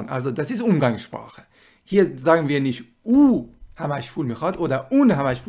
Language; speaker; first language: German; non-native, fluent; Persian